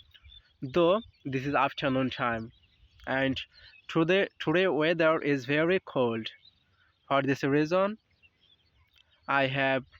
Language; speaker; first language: English; non-native, learner; Bangla